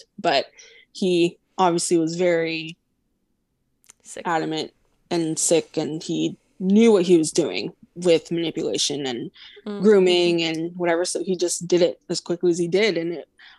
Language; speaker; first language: English; native; English